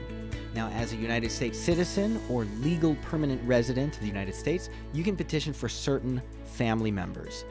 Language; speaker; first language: English; native; English